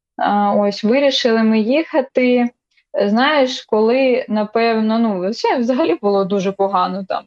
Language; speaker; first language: Ukrainian; non-native, local second language; Russian